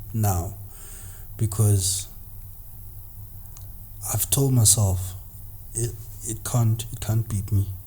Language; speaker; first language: English; non-native, local second language; Zulu